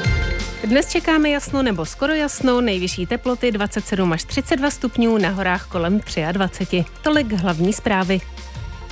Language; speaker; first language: Czech; native; Czech